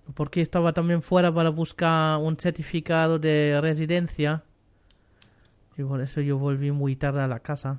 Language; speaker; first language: Spanish; non-native, learner; German